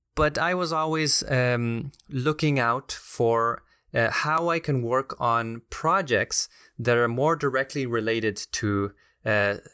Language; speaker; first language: English; non-native, fluent; Spanish